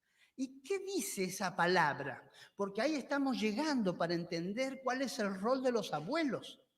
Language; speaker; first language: Spanish; native; Spanish